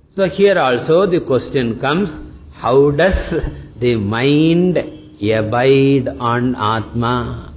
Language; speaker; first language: English; non-native, local second language; Tamil